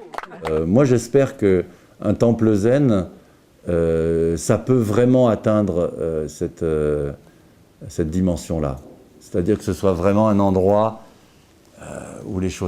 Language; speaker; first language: French; native; French